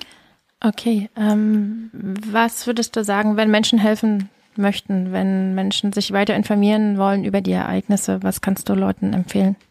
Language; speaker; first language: German; native; German